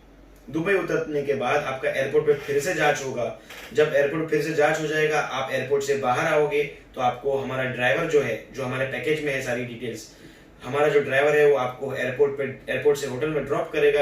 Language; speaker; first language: Hindi; native; Hindi